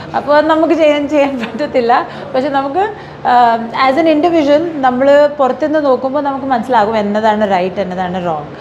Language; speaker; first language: Malayalam; non-native, learner; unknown